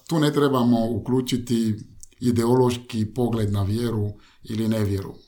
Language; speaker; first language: Croatian; non-native, fluent; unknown